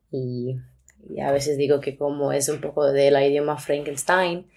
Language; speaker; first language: Spanish; early bilingual, other home language; English